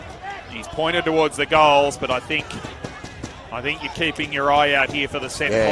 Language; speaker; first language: English; native; English